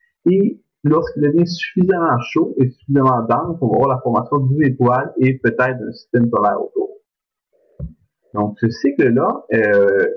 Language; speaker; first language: French; native; French